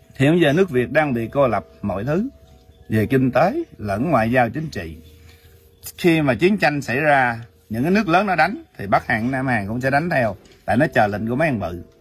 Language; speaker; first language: Vietnamese; early bilingual, heritage; Vietnamese